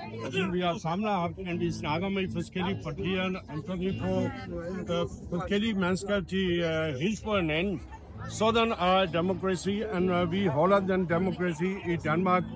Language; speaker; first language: Danish; non-native, fluent; Urdu